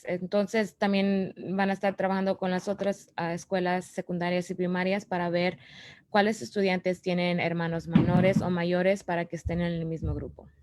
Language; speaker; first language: Spanish; early bilingual, other home language; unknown